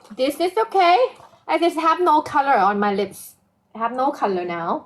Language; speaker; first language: English; non-native, learner; Thai